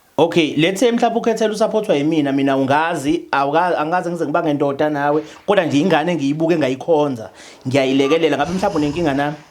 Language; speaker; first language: Zulu; native; Zulu